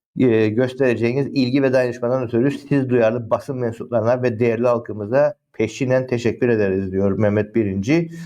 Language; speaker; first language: Turkish; native; Turkish